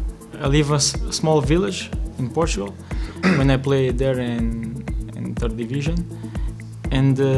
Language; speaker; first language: English; non-native, learner; Portuguese